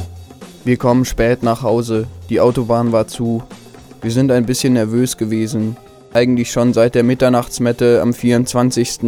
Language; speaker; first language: German; native; German